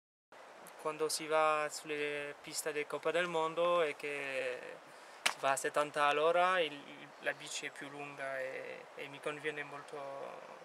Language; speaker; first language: Italian; non-native, fluent; French